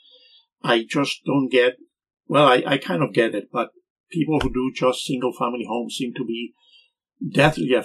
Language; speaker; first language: English; non-native, fluent; Spanish